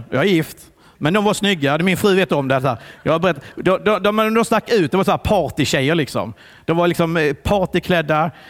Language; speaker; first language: Swedish; early bilingual, other home language; Italian